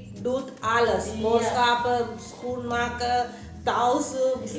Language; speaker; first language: Dutch; non-native, learner; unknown